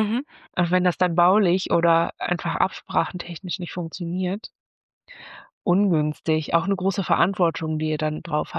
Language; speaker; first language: German; native; German